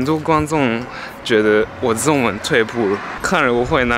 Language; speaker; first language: Chinese; early bilingual, heritage; Japanese